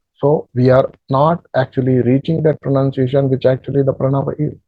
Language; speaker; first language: English; non-native, local second language; Hindi